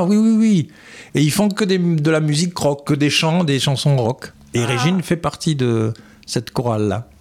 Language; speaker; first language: French; native; French